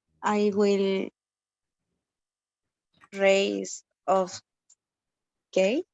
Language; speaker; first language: English; non-native, learner; Spanish